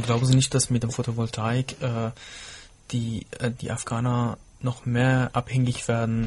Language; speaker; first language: German; non-native, fluent; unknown